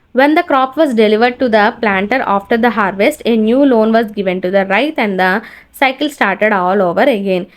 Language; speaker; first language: English; non-native, local second language; Telugu